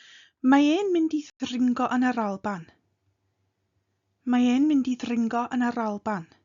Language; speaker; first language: Welsh; non-native, fluent; English